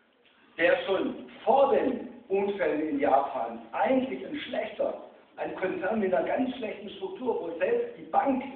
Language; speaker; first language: German; native; German